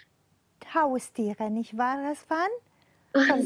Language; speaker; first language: German; non-native, fluent; Romanian